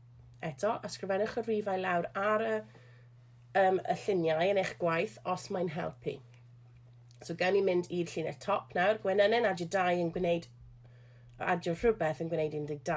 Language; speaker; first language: Welsh; non-native, local second language; English